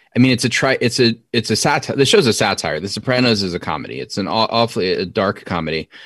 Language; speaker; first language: English; native; English